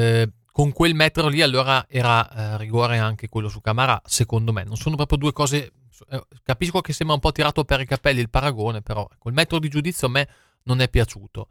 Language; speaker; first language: Italian; native; Italian